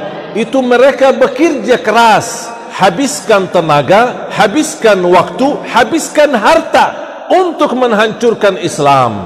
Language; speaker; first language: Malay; non-native, fluent; Arabic